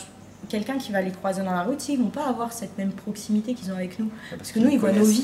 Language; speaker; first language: French; native; French